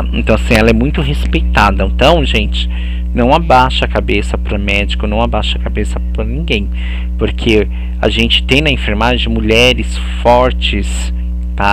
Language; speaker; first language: Portuguese; native; Portuguese